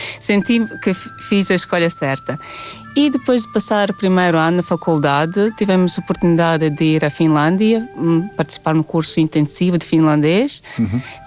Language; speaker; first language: Portuguese; non-native, fluent; Latvian